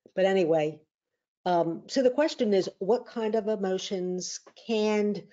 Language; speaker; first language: English; native; English